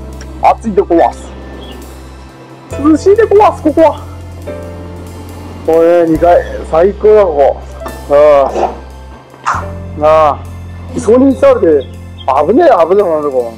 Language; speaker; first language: Japanese; native; Japanese